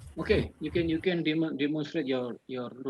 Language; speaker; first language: English; non-native, learner; Indonesian